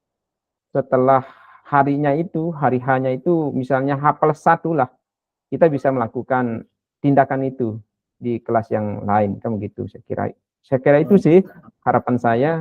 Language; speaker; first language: Indonesian; non-native, local second language; Sasak